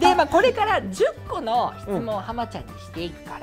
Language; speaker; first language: Japanese; native; Japanese